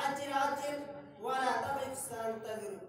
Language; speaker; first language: Arabic; non-native, learner; Urdu